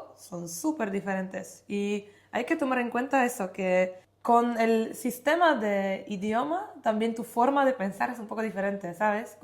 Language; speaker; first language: Spanish; non-native, fluent; Polish